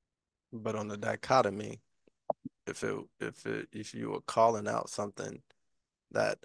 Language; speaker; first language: English; native; English